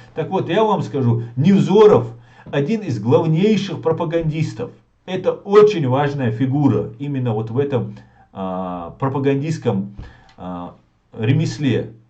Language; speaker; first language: Russian; non-native, local second language; Chechen